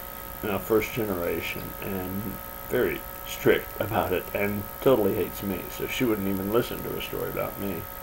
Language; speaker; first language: English; native; English